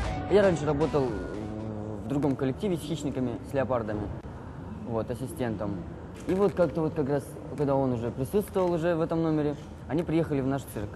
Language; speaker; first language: Russian; native; Russian